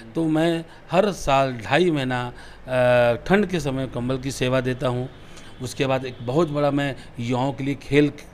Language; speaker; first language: Hindi; native; Hindi